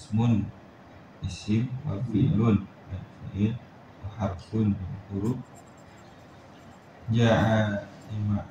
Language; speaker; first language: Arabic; non-native, learner; Indonesian